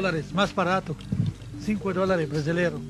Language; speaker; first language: Portuguese; non-native, learner; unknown